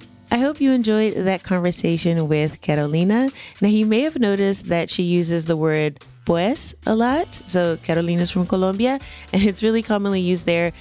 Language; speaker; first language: English; native; English